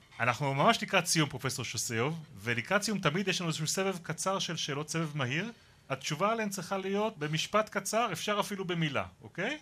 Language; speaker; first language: Hebrew; native; Hebrew